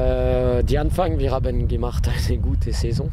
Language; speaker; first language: German; non-native, learner; French